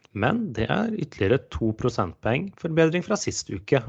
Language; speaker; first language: Norwegian; non-native, fluent; English